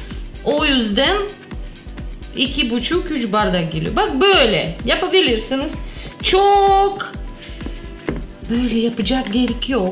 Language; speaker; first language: Turkish; non-native, learner; Russian